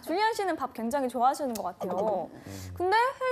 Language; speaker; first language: Korean; native; Korean